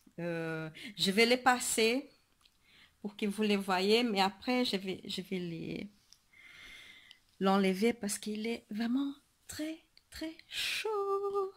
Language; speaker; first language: French; non-native, fluent; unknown